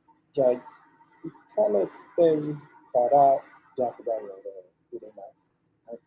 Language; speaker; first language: Japanese; non-native, fluent; English